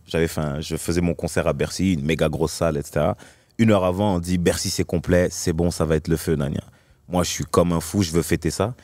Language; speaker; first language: French; native; French